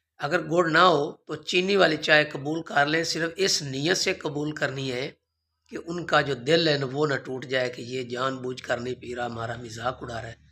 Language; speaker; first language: Urdu; non-native, local second language; Punjabi